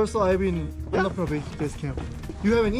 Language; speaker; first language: English; non-native, learner; Korean